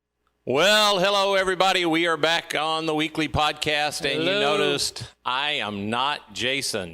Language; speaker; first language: English; native; English